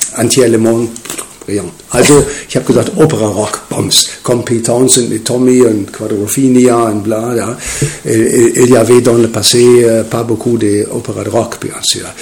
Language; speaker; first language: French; non-native, learner; German